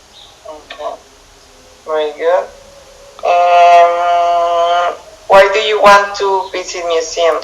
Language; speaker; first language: English; non-native, fluent; Spanish